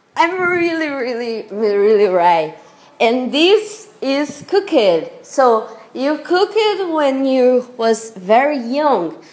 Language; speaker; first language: English; non-native, learner; Portuguese